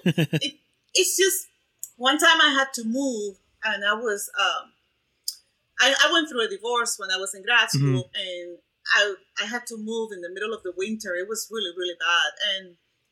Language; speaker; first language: English; non-native, fluent; Spanish